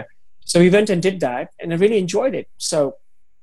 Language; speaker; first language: English; non-native, local second language; Hindi